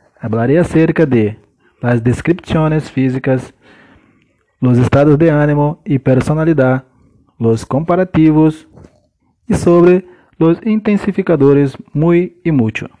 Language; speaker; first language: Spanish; non-native, learner; Portuguese